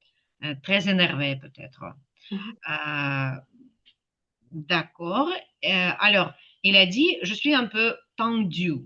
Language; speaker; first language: French; non-native, fluent; Ukrainian